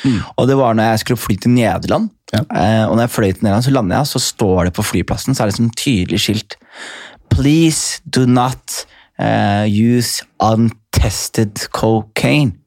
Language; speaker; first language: Norwegian; native; Norwegian